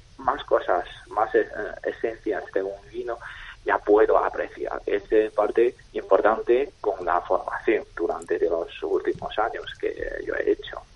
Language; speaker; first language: Spanish; non-native, fluent; Chinese